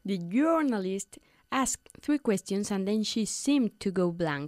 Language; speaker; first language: English; non-native, fluent; Spanish